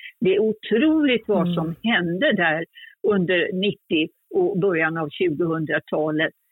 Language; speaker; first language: Swedish; native; Swedish